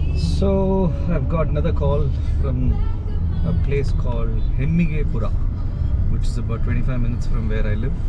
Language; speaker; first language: English; non-native, local second language; Kannada